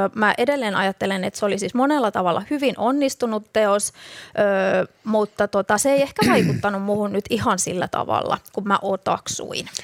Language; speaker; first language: Finnish; native; Finnish